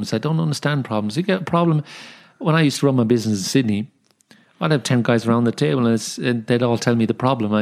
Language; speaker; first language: English; native; English